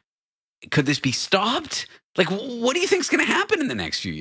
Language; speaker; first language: English; native; English